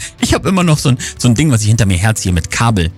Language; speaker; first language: German; native; German